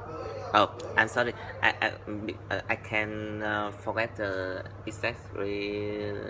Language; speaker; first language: English; non-native, learner; Vietnamese